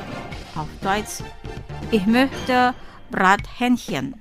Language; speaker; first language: German; non-native, fluent; Indonesian